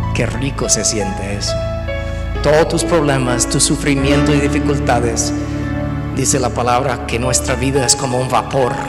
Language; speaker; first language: Spanish; non-native, fluent; English